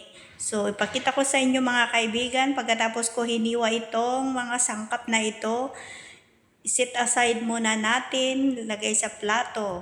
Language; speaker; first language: Filipino; non-native, local second language; Cebuano